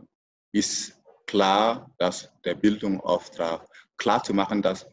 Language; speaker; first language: German; non-native, fluent; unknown